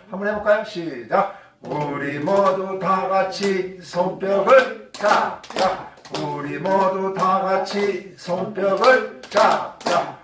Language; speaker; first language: Korean; native; Korean